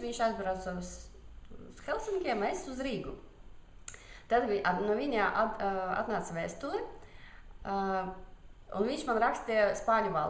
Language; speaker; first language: Latvian; non-native, local second language; Russian